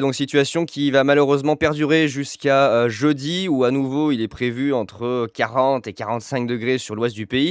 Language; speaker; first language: French; native; French